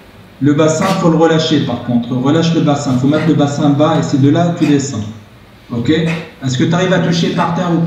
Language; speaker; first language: French; native; French